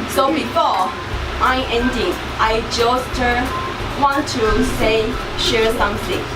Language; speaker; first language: English; non-native, learner; Chinese